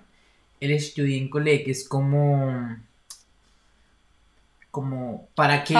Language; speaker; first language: Spanish; native; Spanish